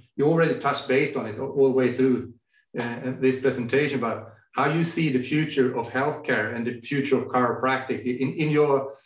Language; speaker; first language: English; non-native, fluent; Swedish